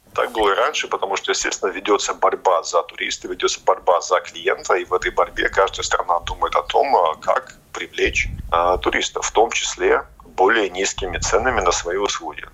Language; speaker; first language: Russian; non-native, local second language; Latvian